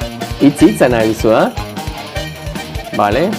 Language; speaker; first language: Basque; non-native, learner; English